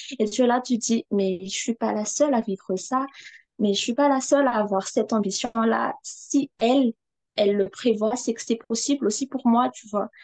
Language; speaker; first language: French; non-native, local second language; Malagasy